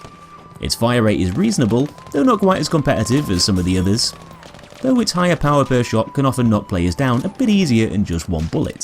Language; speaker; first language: English; native; English